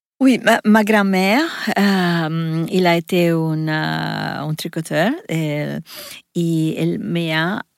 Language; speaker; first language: French; non-native, learner; Italian